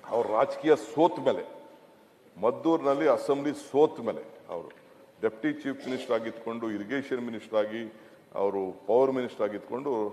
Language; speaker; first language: Kannada; native; Kannada